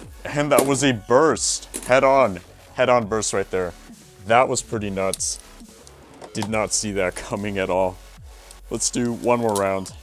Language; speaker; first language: English; native; English